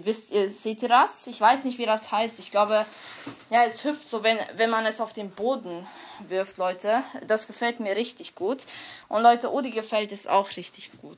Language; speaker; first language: German; early bilingual, other home language; Hungarian